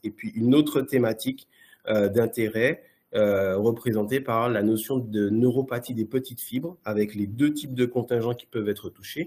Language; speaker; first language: French; native; French